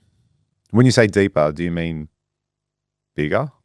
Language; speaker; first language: English; native; English